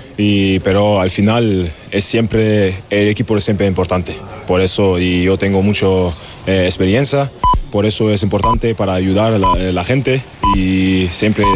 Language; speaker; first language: Spanish; non-native, fluent; German